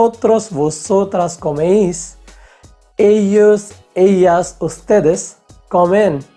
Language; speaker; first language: Spanish; non-native, fluent; Hindi